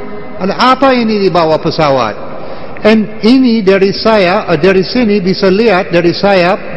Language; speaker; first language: Indonesian; non-native, fluent; English